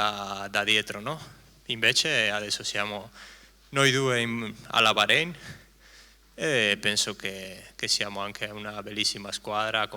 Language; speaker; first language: Italian; non-native, fluent; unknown